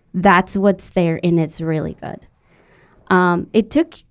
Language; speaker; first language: English; non-native, fluent; Spanish